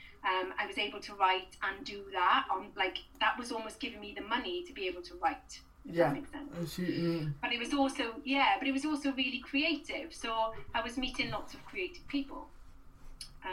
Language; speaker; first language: English; native; English